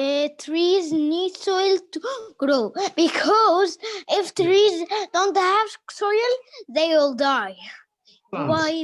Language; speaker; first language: English; non-native, learner; Arabic